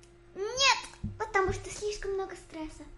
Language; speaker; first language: Russian; early bilingual, heritage; Russian